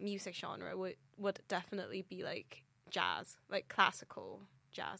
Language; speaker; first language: English; non-native, local second language; Cantonese